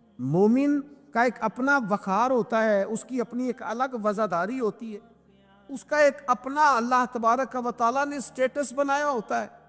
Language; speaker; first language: Urdu; non-native, local second language; Punjabi